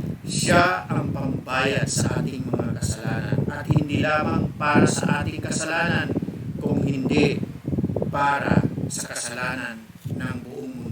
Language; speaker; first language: Filipino; native; Filipino